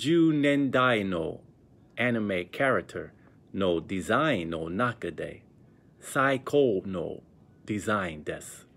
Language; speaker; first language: Japanese; non-native, learner; English